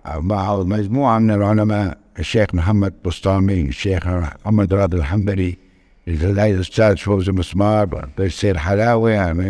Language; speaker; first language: Arabic; native; Arabic